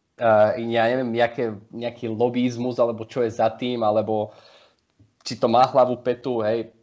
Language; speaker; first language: Slovak; early bilingual, heritage; Slovak